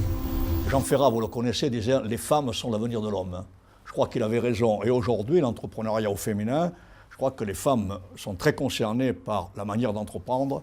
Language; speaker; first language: French; native; French